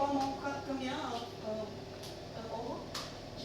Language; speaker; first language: French; non-native, learner; Portuguese